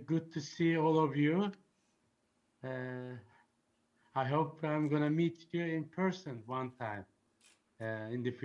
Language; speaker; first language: English; non-native, fluent; Turkish